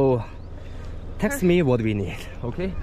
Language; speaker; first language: English; non-native, learner; Korean